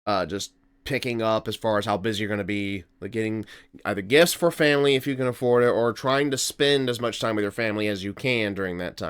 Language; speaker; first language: English; native; English